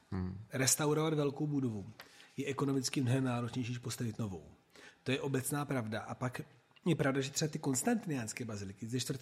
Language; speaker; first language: Czech; non-native, fluent; Italian